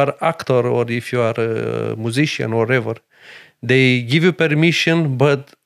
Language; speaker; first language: English; non-native, learner; Romanian